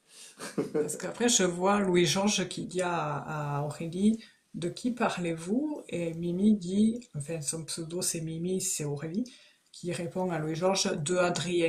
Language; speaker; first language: French; native; French